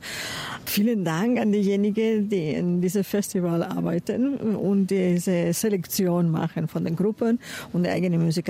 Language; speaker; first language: German; non-native, fluent; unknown